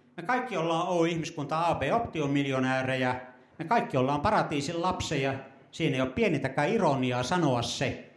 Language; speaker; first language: Finnish; native; Finnish